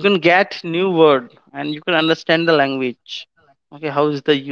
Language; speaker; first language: English; non-native, local second language; Hindi